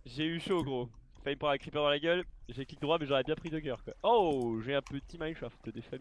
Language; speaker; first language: French; native; French